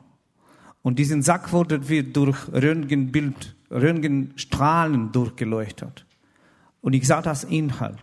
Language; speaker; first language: German; non-native, fluent; Russian